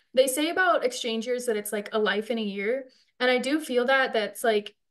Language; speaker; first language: English; native; English